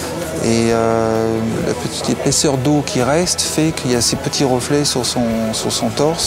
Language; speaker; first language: French; native; French